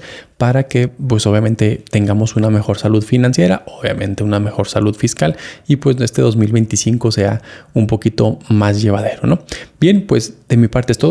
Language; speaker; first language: Spanish; native; Spanish